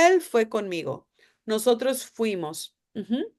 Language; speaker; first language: Spanish; non-native, fluent; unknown